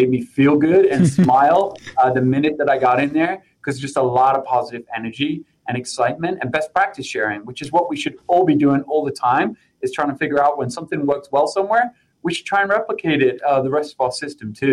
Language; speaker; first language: English; native; English